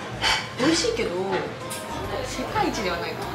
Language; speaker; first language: Japanese; native; Japanese